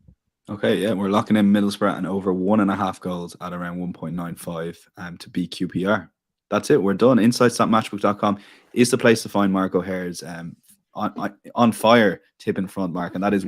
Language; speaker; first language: English; native; English